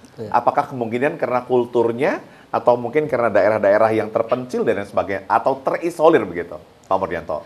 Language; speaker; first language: Indonesian; native; Indonesian